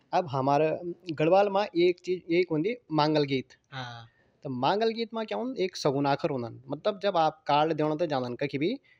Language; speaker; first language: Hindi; non-native, local second language; Garhwali